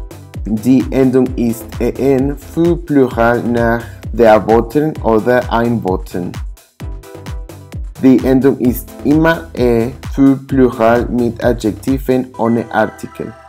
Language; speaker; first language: German; non-native, learner; English